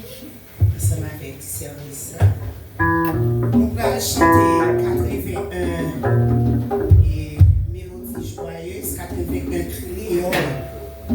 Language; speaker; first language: French; non-native, local second language; Haitian Creole